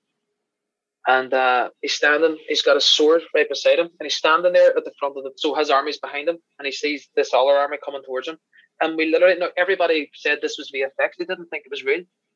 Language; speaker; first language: English; native; English